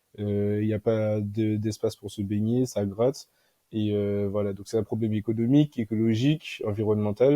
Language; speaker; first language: French; native; French